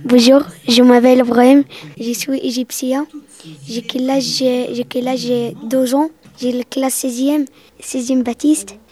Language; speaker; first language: French; non-native, learner; Arabic